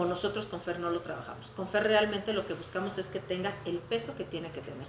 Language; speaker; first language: Spanish; native; Spanish